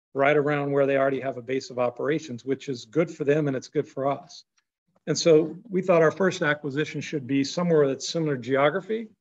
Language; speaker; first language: English; native; English